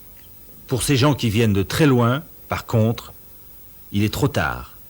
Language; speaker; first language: French; native; French